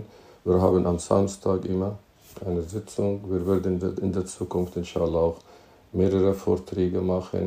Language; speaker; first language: German; non-native, fluent; Arabic